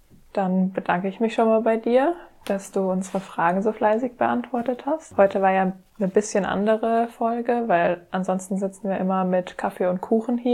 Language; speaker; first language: German; native; German